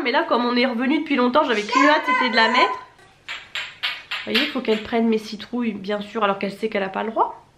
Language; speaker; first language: French; native; French